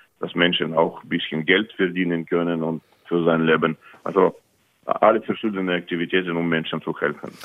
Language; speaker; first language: German; non-native, fluent; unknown